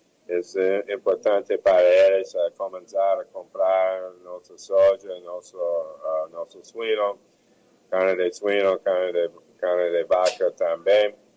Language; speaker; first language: Portuguese; non-native, fluent; English